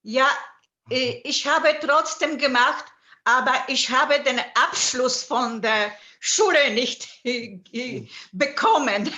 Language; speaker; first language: German; non-native, fluent; Polish